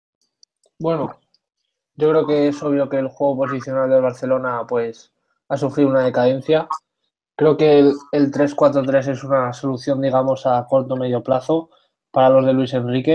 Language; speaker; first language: Spanish; native; Spanish